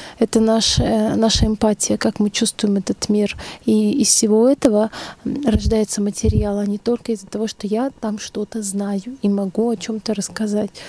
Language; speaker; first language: Russian; native; Russian